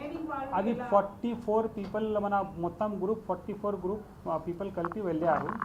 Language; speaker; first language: Telugu; non-native, local second language; Hindi